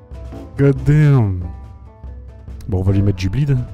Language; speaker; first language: French; native; French